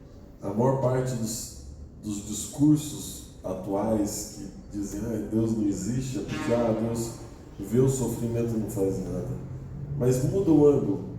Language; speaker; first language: Portuguese; native; Portuguese